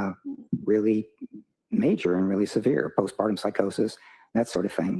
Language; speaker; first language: English; native; English